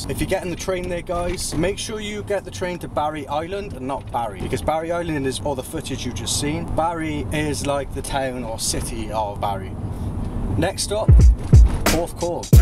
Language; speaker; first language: English; native; English